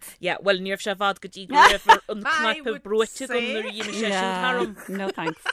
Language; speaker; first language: Irish; native; Irish